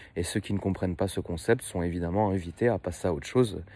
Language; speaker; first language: French; native; French